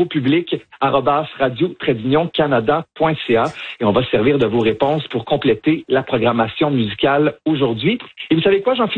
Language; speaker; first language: French; native; French